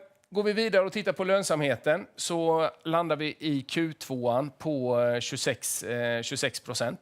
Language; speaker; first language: Swedish; native; Swedish